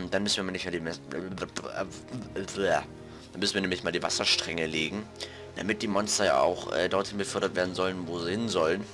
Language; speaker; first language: German; native; German